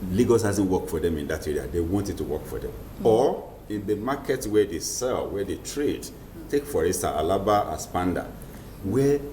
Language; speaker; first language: English; non-native, local second language; Yoruba